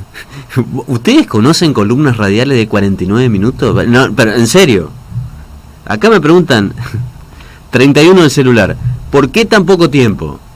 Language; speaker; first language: Spanish; native; Spanish